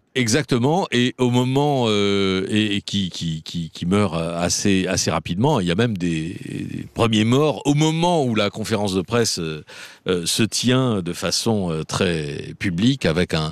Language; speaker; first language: French; native; French